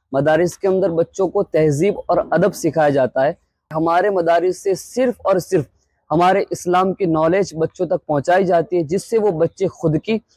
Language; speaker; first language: Urdu; non-native, local second language; Gujarati